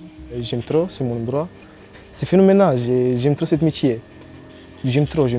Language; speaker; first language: French; early bilingual, other home language; Romanian